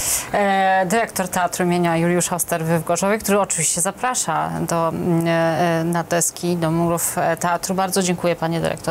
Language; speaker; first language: Polish; native; Polish